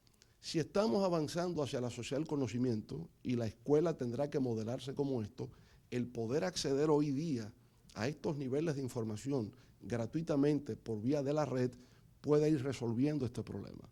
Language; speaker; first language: Spanish; native; Spanish